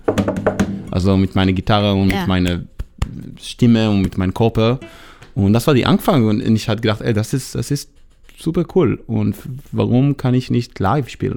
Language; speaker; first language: German; non-native, fluent; Hebrew